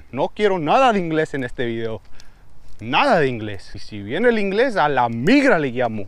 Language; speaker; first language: Spanish; early bilingual, heritage; Spanish